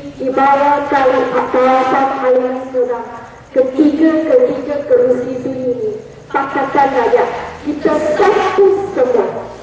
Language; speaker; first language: Malay; non-native, local second language; Chinese